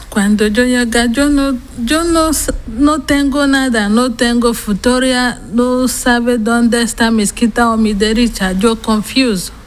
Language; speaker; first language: Spanish; non-native, learner; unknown